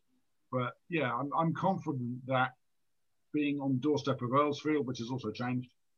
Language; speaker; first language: English; native; English